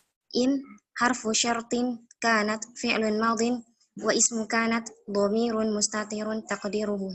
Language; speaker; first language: Arabic; non-native, learner; Indonesian